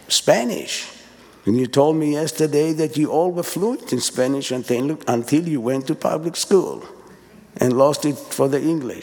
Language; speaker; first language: English; non-native, fluent; Hebrew